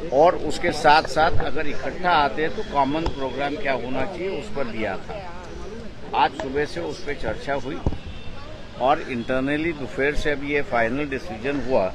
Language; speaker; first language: Hindi; non-native, local second language; Marathi